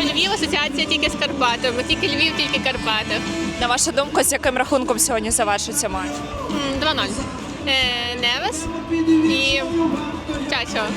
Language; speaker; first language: Ukrainian; native; Ukrainian